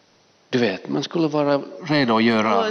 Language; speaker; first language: Swedish; non-native, fluent; Finnish